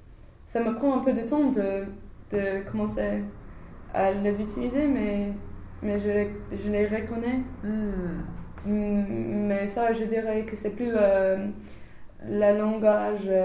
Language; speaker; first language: French; non-native, fluent; English